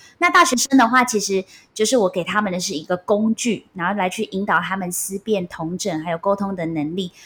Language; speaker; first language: Chinese; non-native, local second language; Min Nan Chinese